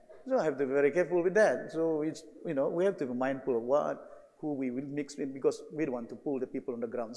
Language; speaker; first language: English; non-native, local second language; Malay